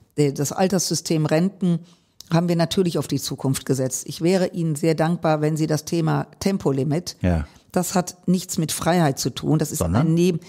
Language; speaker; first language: German; native; German